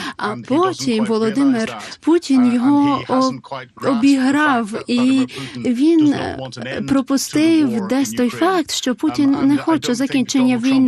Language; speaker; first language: Ukrainian; non-native, fluent; English